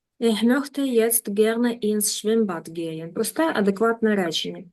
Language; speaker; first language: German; non-native, fluent; Ukrainian